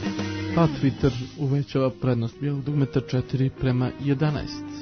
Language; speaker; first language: Croatian; native; Croatian